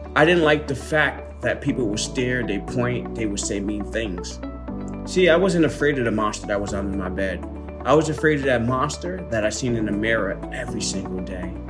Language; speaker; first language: English; native; English